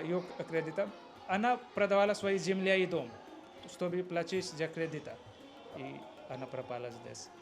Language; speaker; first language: Russian; non-native, learner; Hindi